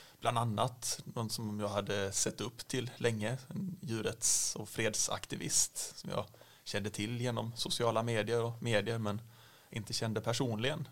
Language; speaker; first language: Swedish; native; Swedish